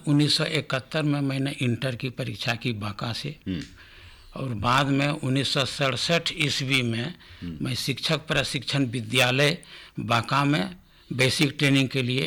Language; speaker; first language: Hindi; native; Hindi